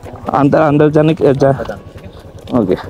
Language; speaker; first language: Hindi; non-native, learner; Bangla